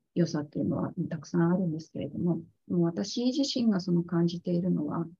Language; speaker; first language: Japanese; native; Japanese